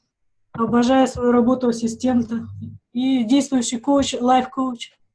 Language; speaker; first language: Russian; native; Russian